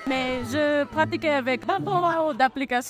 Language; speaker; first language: French; non-native, fluent; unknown